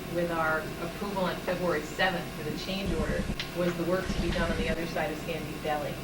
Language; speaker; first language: English; native; English